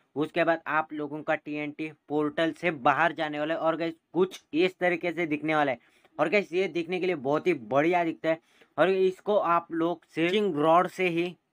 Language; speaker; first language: Hindi; native; Hindi